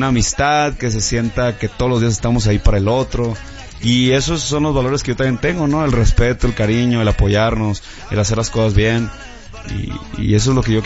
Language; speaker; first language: Spanish; native; Spanish